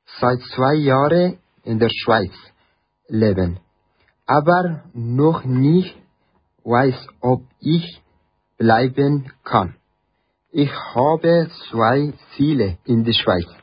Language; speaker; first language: German; non-native, learner; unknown